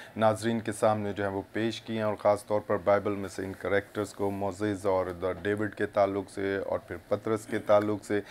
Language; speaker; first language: Urdu; non-native, local second language; Punjabi